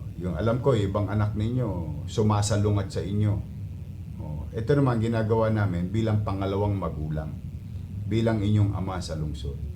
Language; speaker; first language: Filipino; native; Filipino